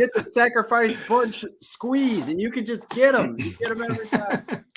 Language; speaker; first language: English; native; English